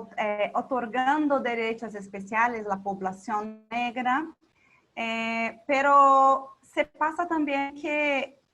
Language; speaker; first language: Spanish; non-native, local second language; Portuguese